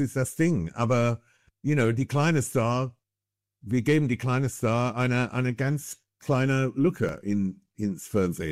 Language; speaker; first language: German; non-native, fluent; English